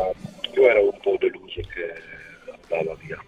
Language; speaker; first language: Italian; non-native, fluent; Czech